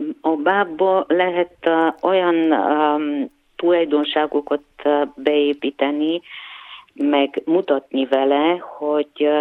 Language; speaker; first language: Hungarian; non-native, fluent; Bulgarian